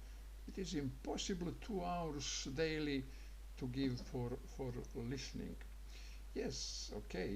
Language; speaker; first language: English; non-native, learner; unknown